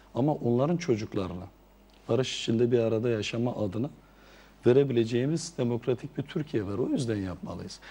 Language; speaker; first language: Turkish; non-native, local second language; Zaza